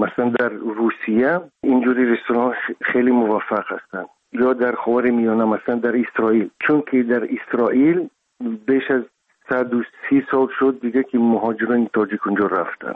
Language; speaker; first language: Persian; non-native, local second language; Russian